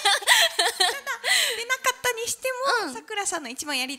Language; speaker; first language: Japanese; native; Japanese